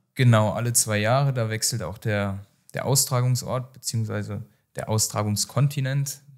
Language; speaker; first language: German; native; German